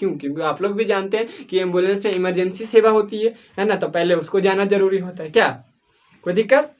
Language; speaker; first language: Hindi; native; Hindi